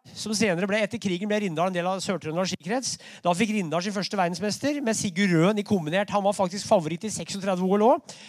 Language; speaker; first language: Norwegian; native; Norwegian